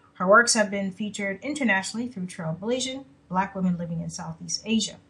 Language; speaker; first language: English; native; English